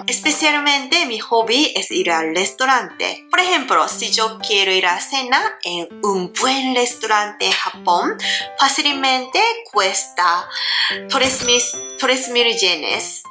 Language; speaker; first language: Spanish; non-native, learner; Japanese